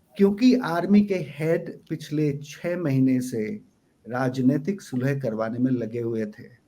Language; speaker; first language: Hindi; native; Hindi